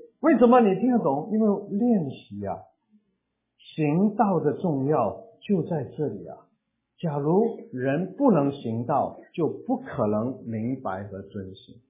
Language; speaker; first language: Chinese; non-native, local second language; Cantonese